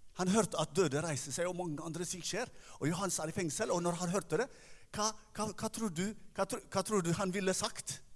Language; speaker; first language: Norwegian; non-native, fluent; Tigrinya